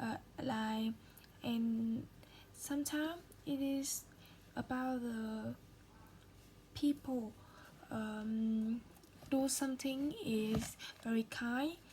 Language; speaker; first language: English; non-native, learner; Vietnamese